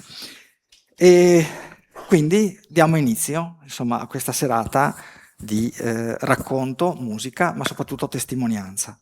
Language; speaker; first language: Italian; native; Italian